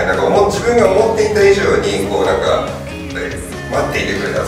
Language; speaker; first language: Japanese; native; Japanese